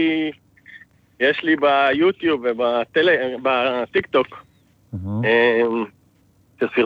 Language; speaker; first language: Hebrew; native; Hebrew